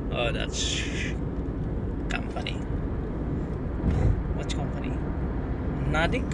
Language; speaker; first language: English; non-native, learner; Filipino